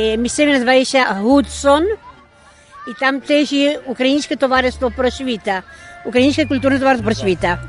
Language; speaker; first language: Ukrainian; early bilingual, heritage; Ukrainian